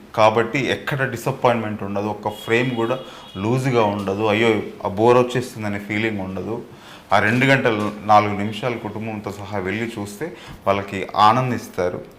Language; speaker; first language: Telugu; native; Telugu